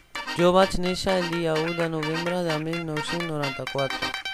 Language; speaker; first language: Catalan; non-native, learner; Arabic